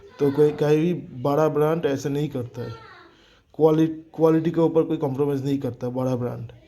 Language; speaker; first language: Hindi; non-native, local second language; Bangla